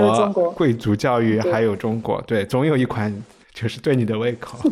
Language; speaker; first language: Chinese; native; Chinese